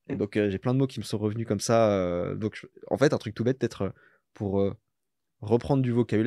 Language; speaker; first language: French; native; French